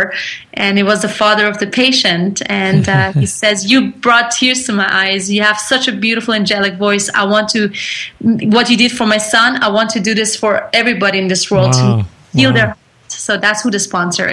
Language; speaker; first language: English; non-native, fluent; Persian